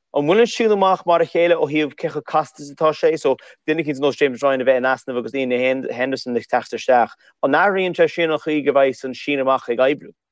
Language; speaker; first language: Irish; native; Irish